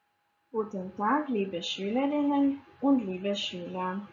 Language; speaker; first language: German; non-native, fluent; Croatian